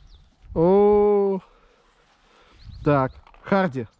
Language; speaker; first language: Russian; native; Russian